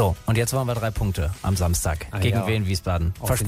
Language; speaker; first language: German; native; German